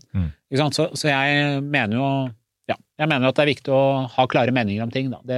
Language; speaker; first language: Norwegian; early bilingual, other home language; Persian